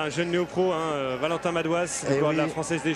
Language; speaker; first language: French; native; French